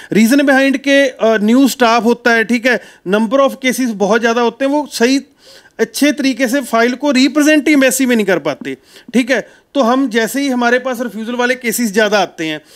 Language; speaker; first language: Hindi; non-native, local second language; Punjabi